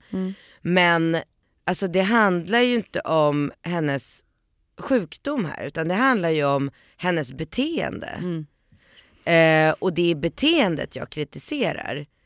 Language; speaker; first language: Swedish; early bilingual, other home language; Polish